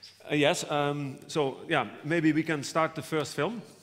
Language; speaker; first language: English; non-native, fluent; Dutch